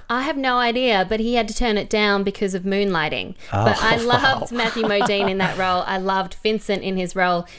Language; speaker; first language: English; native; English